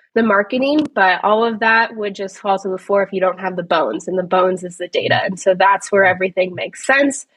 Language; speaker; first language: English; native; English